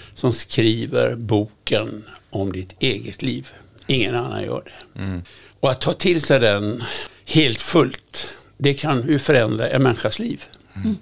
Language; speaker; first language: Swedish; native; Swedish